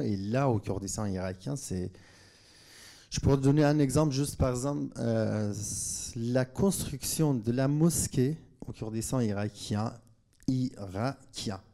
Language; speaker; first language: French; non-native, fluent; Kurdish